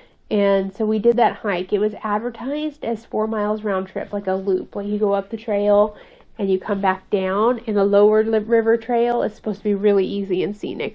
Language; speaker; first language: English; native; English